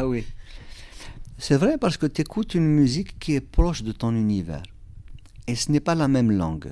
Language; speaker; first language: French; non-native, local second language; Kabyle